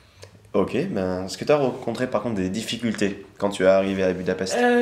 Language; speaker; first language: French; native; French